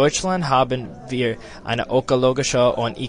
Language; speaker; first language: German; non-native, learner; English